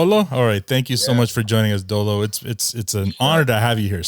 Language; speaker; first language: English; native; English